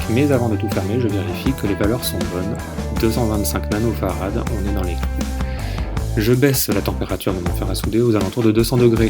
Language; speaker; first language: French; native; French